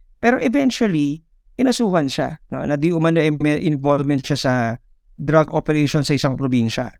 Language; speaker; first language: Filipino; native; Filipino